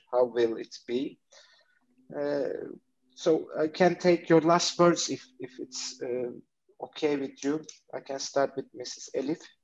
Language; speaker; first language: English; non-native, fluent; Turkish